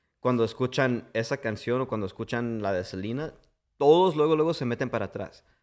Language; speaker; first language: Spanish; early bilingual, heritage; English